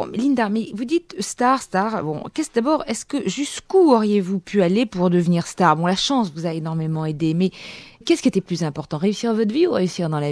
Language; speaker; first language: French; native; French